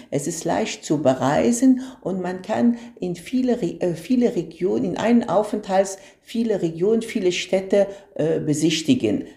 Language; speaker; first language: German; non-native, fluent; Arabic